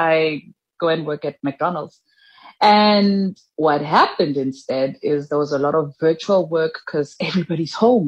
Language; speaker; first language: English; non-native, local second language; Tswana